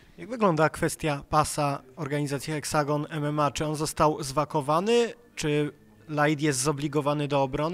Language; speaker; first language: Polish; native; Polish